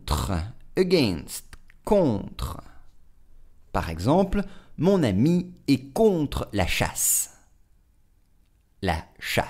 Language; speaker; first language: French; native; French